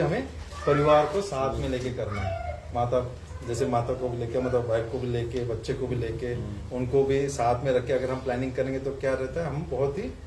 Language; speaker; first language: Hindi; native; Hindi